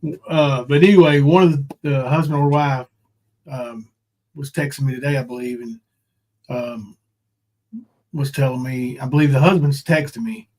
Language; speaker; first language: English; native; English